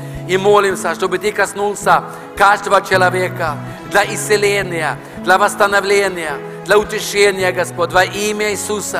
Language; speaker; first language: Russian; non-native, fluent; Norwegian